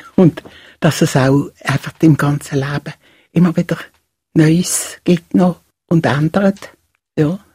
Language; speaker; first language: German; native; German